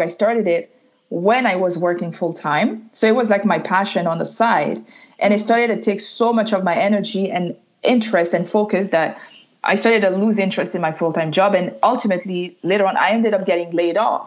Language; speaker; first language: English; non-native, fluent; French